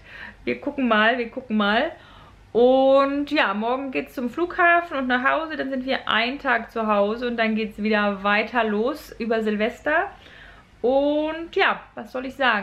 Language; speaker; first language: German; native; German